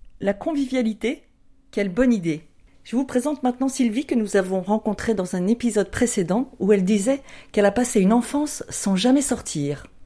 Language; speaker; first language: French; native; French